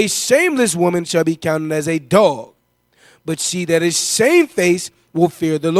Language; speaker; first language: English; native; English